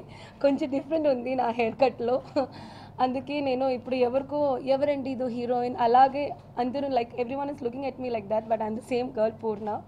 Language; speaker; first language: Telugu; non-native, local second language; Malayalam